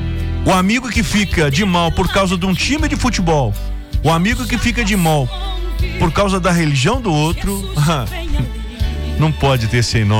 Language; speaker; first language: Portuguese; native; Portuguese